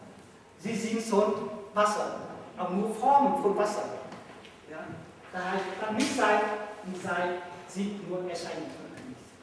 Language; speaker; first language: German; non-native, learner; Vietnamese